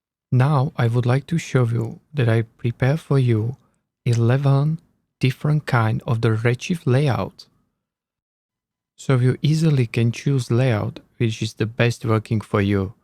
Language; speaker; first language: English; non-native, learner; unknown